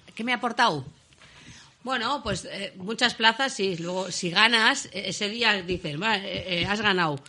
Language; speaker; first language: Spanish; native; Spanish